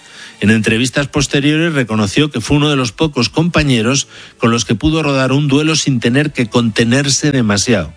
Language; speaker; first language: Spanish; native; Spanish